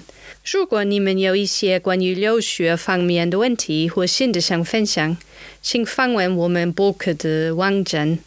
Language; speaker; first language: Chinese; non-native, fluent; German